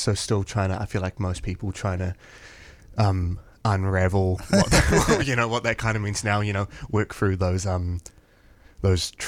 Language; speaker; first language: English; native; English